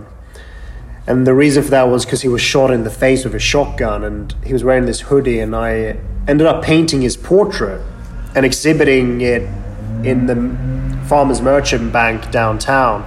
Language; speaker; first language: English; native; English